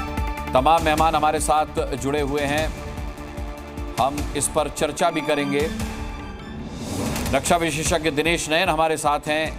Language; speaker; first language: Hindi; native; Hindi